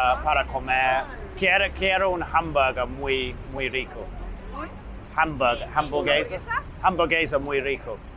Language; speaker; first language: Spanish; non-native, learner; English